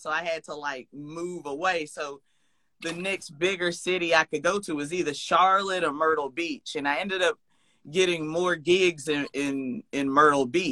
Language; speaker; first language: English; native; English